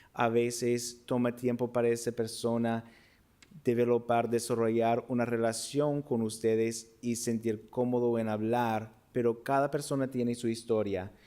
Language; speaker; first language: Spanish; non-native, fluent; English